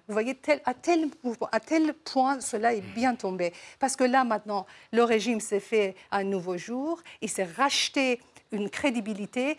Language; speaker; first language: French; non-native, fluent; Persian